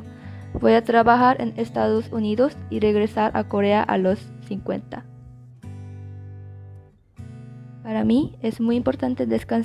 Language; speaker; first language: Spanish; non-native, learner; Korean